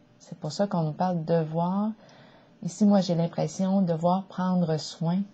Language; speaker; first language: French; native; French